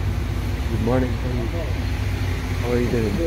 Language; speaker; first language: English; non-native, local second language; Filipino